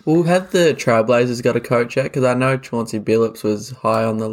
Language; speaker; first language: English; native; English